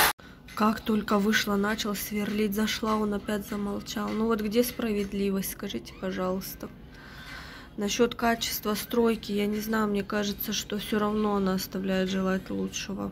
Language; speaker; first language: Russian; native; Russian